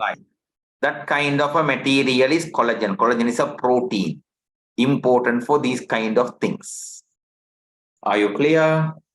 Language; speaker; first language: English; non-native, local second language; Tamil